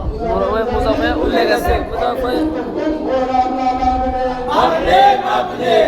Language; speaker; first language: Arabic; non-native, learner; Bangla